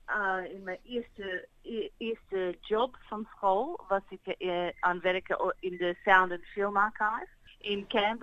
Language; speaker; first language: Dutch; early bilingual, heritage; English